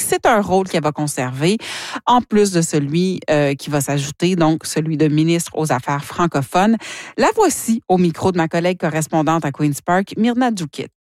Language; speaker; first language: French; native; French